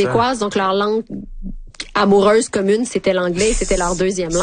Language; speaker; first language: French; native; French